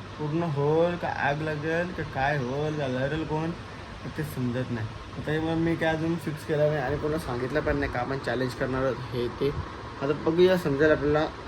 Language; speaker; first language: Marathi; native; Marathi